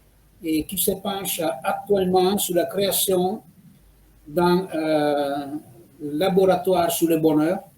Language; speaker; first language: French; non-native, fluent; Italian